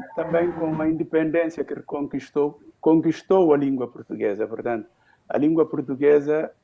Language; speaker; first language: Portuguese; non-native, local second language; Upper Guinea Crioulo